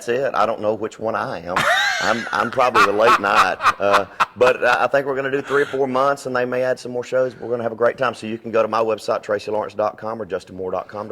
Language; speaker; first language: English; native; English